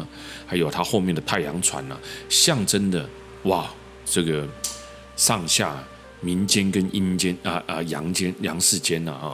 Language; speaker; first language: Chinese; native; Chinese